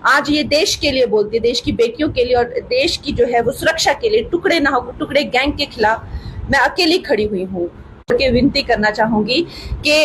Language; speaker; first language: Hindi; native; Hindi